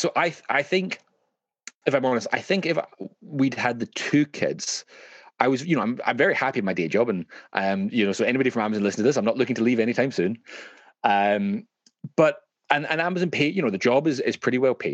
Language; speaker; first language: English; native; English